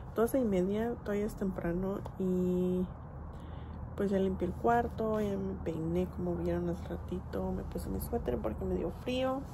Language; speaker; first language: Spanish; early bilingual, heritage; Spanish